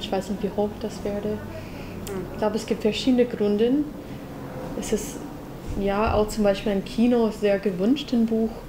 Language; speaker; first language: German; non-native, fluent; English